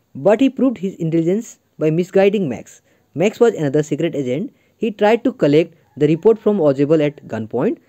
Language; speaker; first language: English; non-native, local second language; Assamese